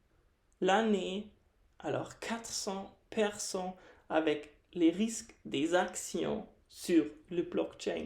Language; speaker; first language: French; non-native, fluent; German